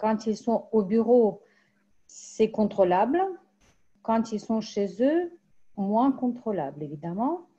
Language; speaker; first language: French; non-native, fluent; Russian